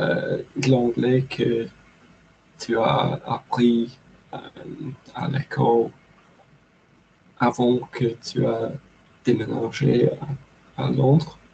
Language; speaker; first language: French; non-native, learner; English